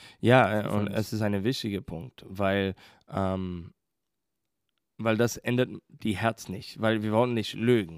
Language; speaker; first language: German; non-native, fluent; English